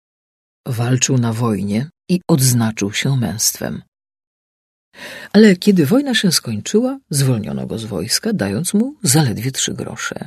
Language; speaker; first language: Polish; native; Polish